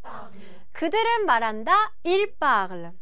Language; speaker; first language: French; non-native, fluent; Korean